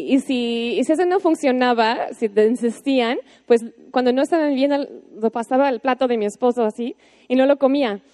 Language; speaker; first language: Spanish; non-native, fluent; English